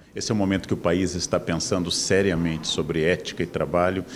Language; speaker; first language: Portuguese; native; Portuguese